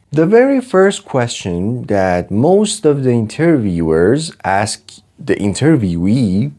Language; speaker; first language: English; non-native, fluent; Persian